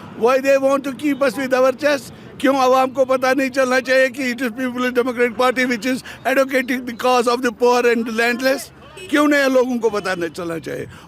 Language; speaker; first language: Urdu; non-native, local second language; Kashmiri